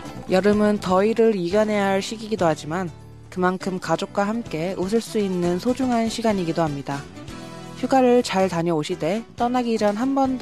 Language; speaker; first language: Korean; native; Korean